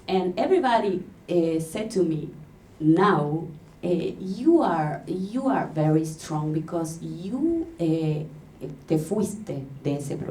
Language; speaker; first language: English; non-native, learner; Spanish